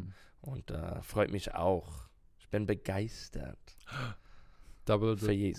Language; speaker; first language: German; non-native, learner; English